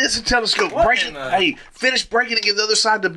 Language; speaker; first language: English; native; English